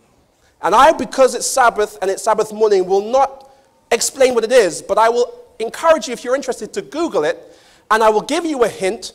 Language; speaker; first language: English; native; English